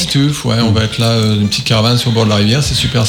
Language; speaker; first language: French; native; French